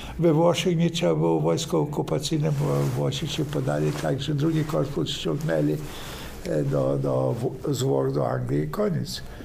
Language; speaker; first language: Polish; native; Polish